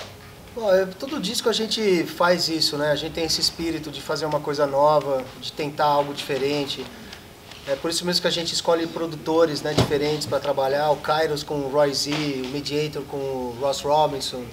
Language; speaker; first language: Portuguese; native; Portuguese